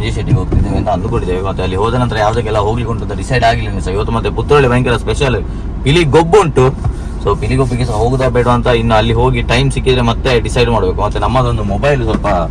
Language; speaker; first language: Kannada; non-native, local second language; Tulu